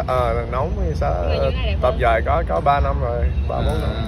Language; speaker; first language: Vietnamese; early bilingual, heritage; English